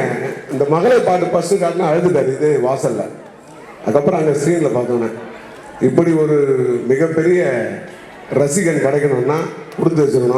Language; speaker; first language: Tamil; native; Tamil